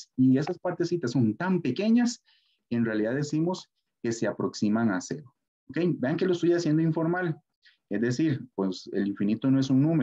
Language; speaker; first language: Spanish; native; Spanish